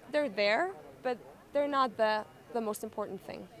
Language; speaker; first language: English; non-native, fluent; Icelandic